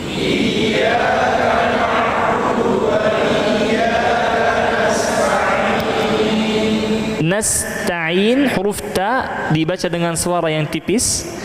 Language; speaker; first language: Malay; non-native, fluent; Arabic